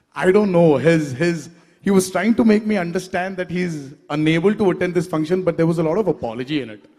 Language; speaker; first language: English; non-native, local second language; Telugu